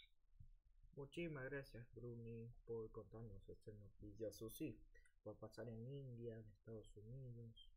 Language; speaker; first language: Spanish; early bilingual, heritage; Spanish